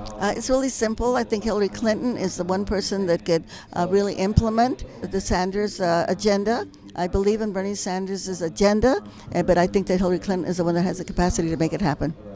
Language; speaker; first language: English; early bilingual, other home language; Spanish